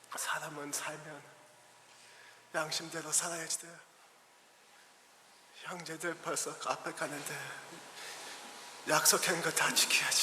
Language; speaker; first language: Korean; early bilingual, heritage; Korean